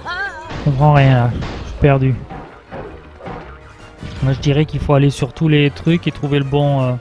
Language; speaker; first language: French; native; French